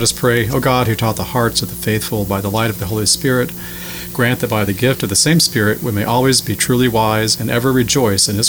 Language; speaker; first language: English; native; English